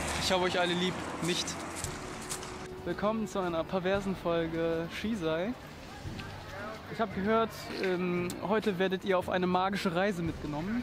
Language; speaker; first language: German; native; German